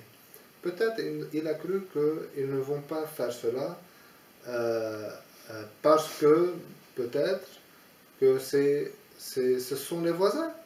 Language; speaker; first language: French; non-native, fluent; Aramaic